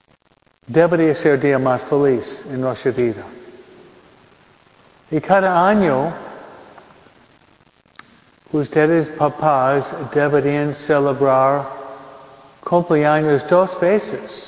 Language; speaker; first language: Spanish; non-native, fluent; English